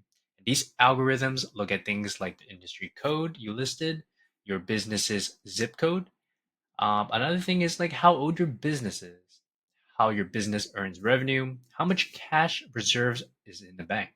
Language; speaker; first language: English; native; English